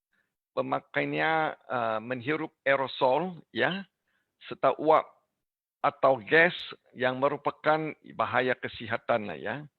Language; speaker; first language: Indonesian; non-native, learner; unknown